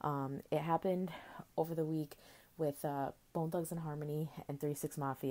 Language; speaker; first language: English; native; English